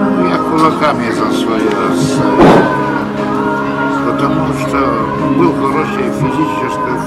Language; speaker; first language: Russian; non-native, local second language; Lithuanian